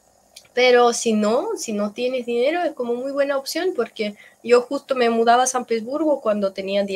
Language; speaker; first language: Spanish; non-native, fluent; Russian